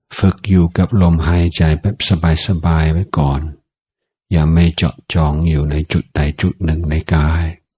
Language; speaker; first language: Thai; non-native, fluent; English